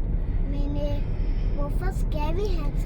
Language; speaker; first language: Danish; early bilingual, other home language; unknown